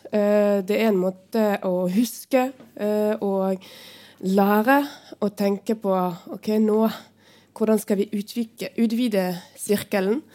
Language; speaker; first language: Norwegian; non-native, fluent; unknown